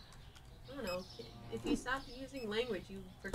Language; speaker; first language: English; native; English